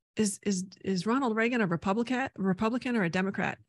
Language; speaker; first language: English; native; English